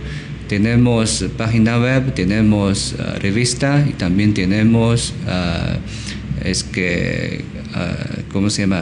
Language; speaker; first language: Spanish; non-native, learner; Chinese